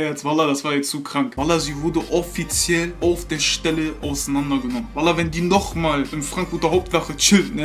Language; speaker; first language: German; native; German